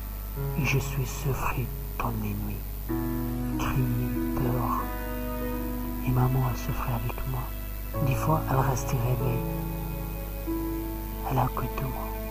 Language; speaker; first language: French; non-native, learner; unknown